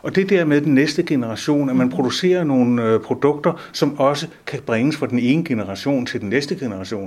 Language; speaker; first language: Danish; native; Danish